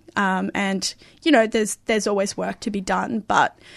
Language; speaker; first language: English; native; English